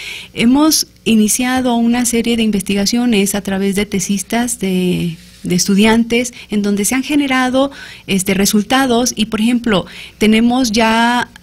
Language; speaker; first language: Spanish; native; Spanish